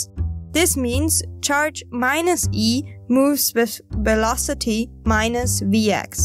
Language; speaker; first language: English; non-native, fluent; German